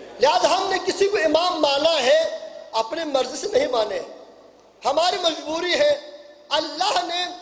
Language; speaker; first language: Urdu; non-native, local second language; Punjabi